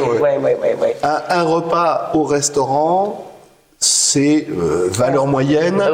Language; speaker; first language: French; native; French